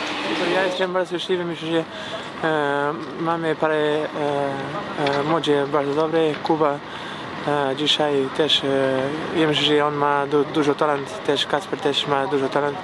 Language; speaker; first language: Polish; non-native, learner; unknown